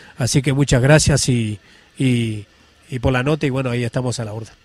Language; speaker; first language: Spanish; native; Spanish